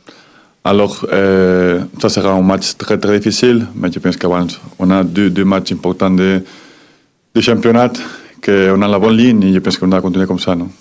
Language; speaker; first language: French; non-native, fluent; Spanish